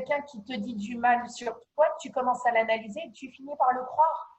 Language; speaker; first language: French; native; French